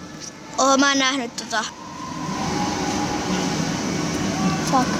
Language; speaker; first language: Finnish; native; Finnish